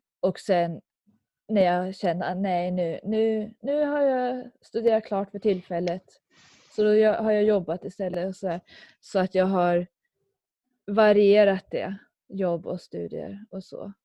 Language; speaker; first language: Swedish; native; Swedish